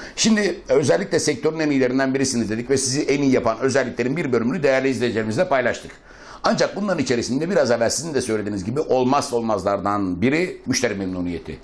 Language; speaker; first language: Turkish; native; Turkish